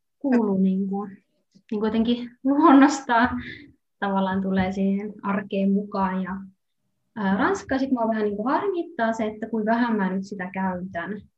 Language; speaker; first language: Finnish; native; Finnish